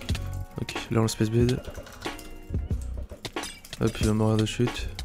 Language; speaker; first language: French; native; French